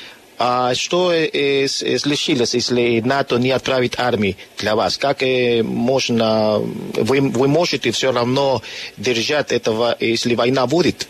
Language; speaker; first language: Russian; non-native, learner; Spanish